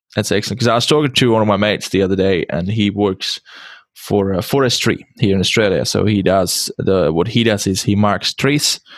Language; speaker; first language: English; non-native, fluent; Czech